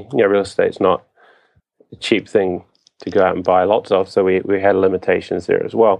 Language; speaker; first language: English; native; English